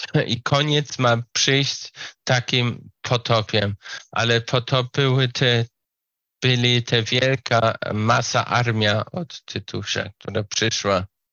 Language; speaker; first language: Polish; non-native, learner; Slovak